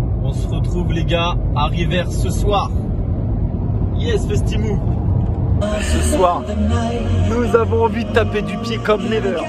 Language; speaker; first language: French; native; French